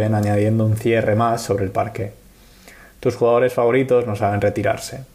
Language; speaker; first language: Spanish; native; Spanish